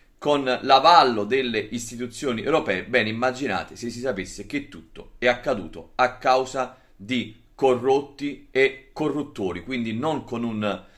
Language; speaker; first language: Italian; native; Italian